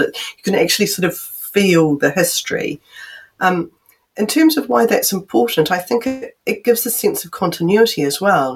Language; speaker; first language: English; native; English